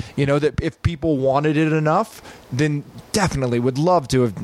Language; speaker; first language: English; native; English